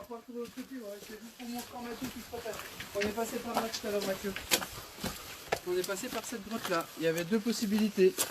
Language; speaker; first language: French; native; French